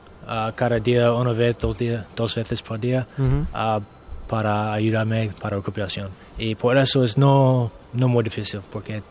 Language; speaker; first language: Spanish; non-native, learner; English